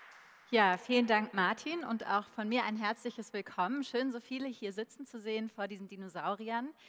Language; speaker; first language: German; native; German